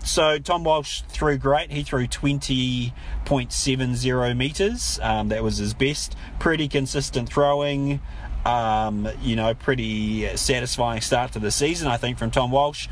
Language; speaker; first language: English; native; English